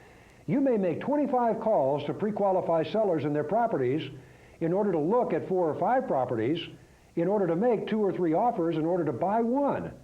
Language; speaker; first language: English; native; English